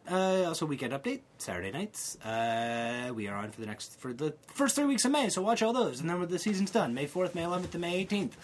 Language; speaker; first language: English; native; English